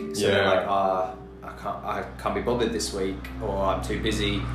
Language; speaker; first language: English; native; English